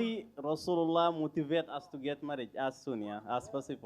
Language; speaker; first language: English; non-native, fluent; Arabic